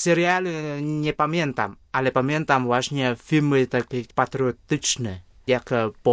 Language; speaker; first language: Polish; non-native, fluent; Vietnamese